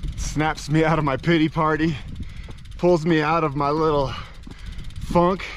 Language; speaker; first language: English; native; English